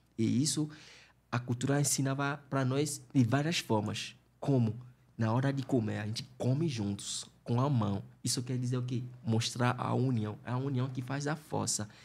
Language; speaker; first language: Portuguese; non-native, fluent; Fon